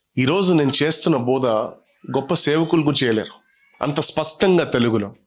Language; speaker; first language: Telugu; non-native, local second language; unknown